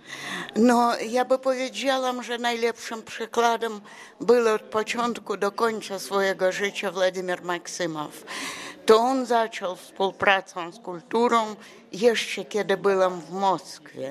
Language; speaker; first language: Polish; non-native, fluent; Russian